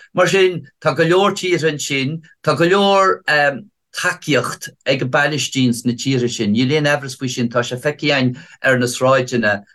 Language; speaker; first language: Irish; native; Irish